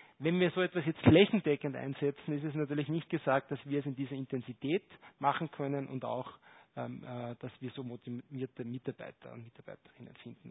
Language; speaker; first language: German; native; German